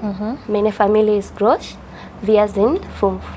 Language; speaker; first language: German; non-native, learner; Swahili